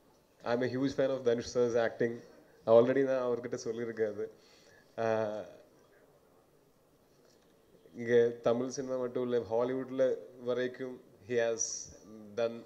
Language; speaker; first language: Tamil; non-native, learner; Malayalam